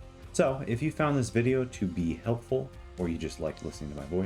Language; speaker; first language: English; native; English